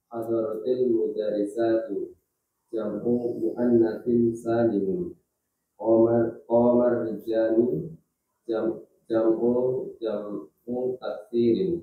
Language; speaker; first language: Arabic; non-native, learner; Indonesian